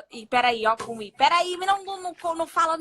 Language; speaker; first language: Portuguese; native; Portuguese